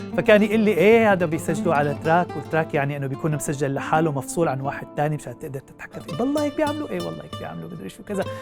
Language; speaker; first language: Arabic; native; Arabic